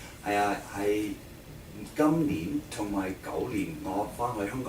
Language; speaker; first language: Cantonese; non-native, fluent; English